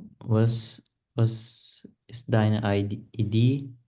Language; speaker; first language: German; non-native, learner; Punjabi